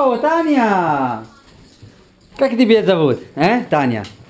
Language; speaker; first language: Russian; non-native, learner; Italian